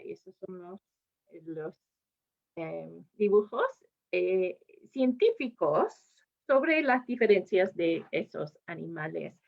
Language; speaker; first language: Spanish; non-native, fluent; English